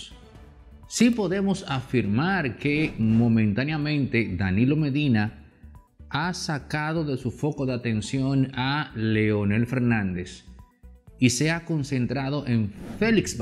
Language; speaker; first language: Spanish; native; Spanish